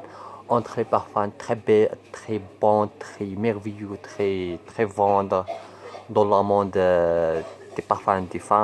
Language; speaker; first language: French; non-native, learner; Arabic